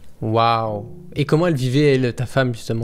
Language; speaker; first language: French; native; French